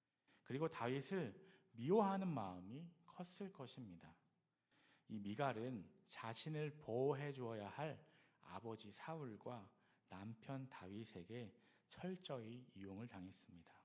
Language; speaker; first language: Korean; native; Korean